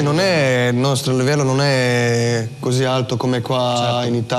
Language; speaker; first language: Italian; non-native, fluent; Slovenian